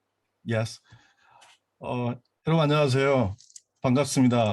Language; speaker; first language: Korean; native; Korean